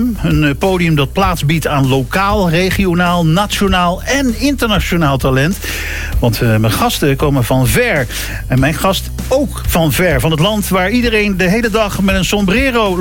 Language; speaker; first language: Dutch; native; Dutch